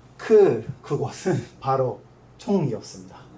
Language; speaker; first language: Korean; non-native, learner; Japanese